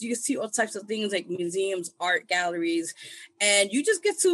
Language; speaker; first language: English; native; English